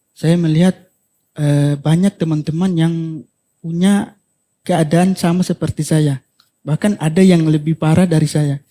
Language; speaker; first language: Indonesian; native; Indonesian